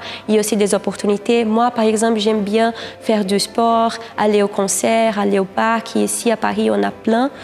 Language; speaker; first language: French; non-native, fluent; Portuguese